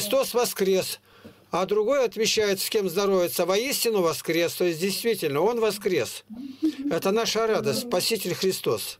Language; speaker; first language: Russian; native; Russian